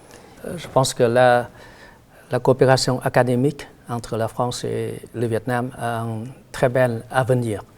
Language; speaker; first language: French; non-native, fluent; Vietnamese